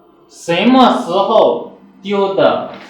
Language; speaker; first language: Chinese; non-native, fluent; Urdu